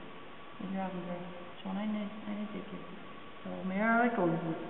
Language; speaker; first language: German; non-native, learner; English